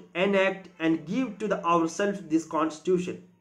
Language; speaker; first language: English; non-native, local second language; Malayalam